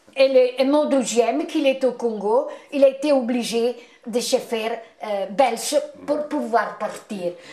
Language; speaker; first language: French; non-native, fluent; Italian